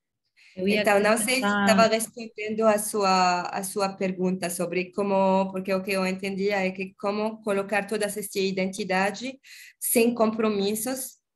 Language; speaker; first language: Portuguese; non-native, learner; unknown